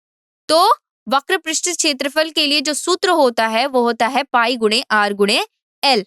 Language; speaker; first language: Hindi; native; Hindi